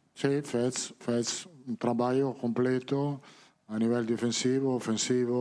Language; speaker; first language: Portuguese; non-native, learner; Italian